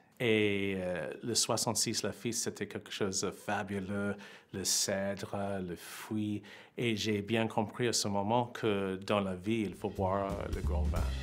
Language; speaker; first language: French; non-native, fluent; English